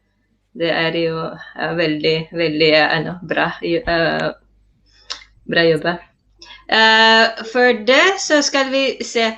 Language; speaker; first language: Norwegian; non-native, fluent; Filipino